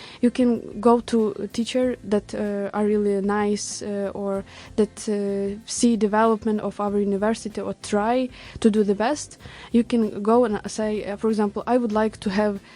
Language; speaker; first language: English; non-native, learner; Ukrainian